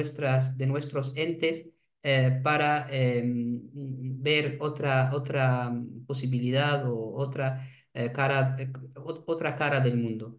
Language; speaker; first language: Spanish; non-native, fluent; Arabic